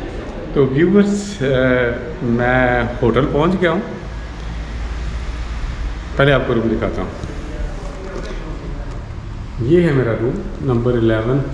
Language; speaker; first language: Hindi; native; Hindi